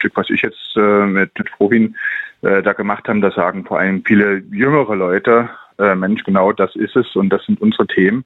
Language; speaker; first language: German; native; German